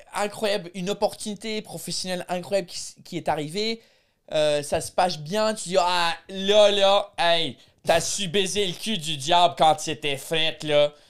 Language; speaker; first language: French; non-native, fluent; English